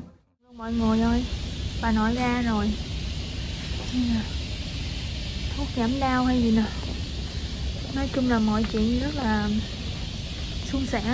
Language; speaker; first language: Vietnamese; native; Vietnamese